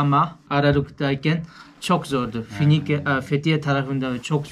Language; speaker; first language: Turkish; non-native, learner; Japanese